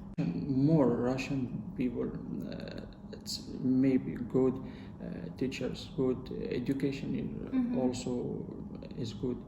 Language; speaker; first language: English; non-native, learner; Arabic